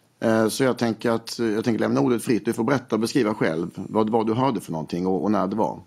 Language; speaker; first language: Swedish; native; Swedish